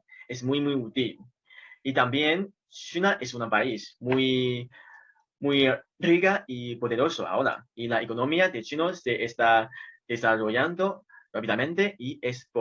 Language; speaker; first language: Spanish; non-native, fluent; Chinese